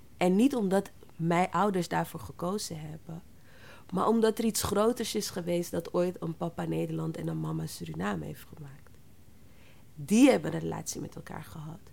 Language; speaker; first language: Dutch; native; Dutch